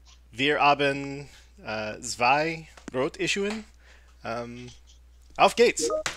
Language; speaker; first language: German; non-native, learner; English